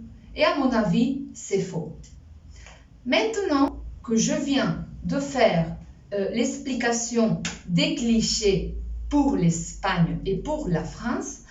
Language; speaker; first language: French; non-native, fluent; Spanish